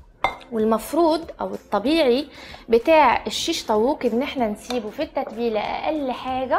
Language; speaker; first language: Arabic; native; Arabic